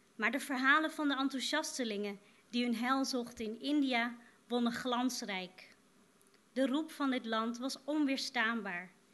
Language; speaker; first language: Dutch; native; Dutch